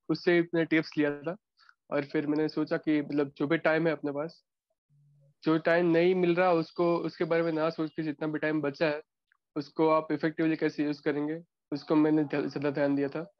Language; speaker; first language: Hindi; non-native, local second language; Gujarati